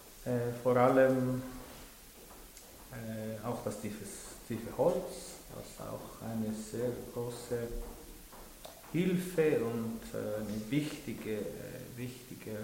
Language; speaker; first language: German; non-native, local second language; French